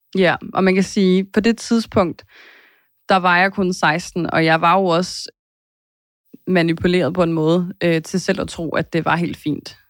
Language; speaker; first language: Danish; native; Danish